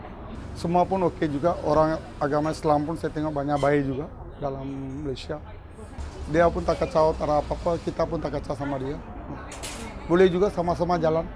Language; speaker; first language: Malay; non-native, local second language; Tamil